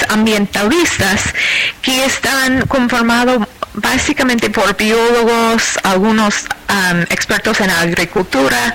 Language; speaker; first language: Spanish; non-native, fluent; English